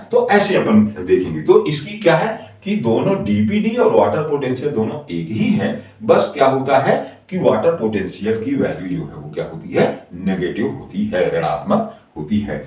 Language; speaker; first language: Hindi; native; Hindi